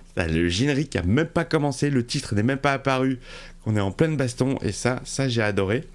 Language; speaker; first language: French; native; French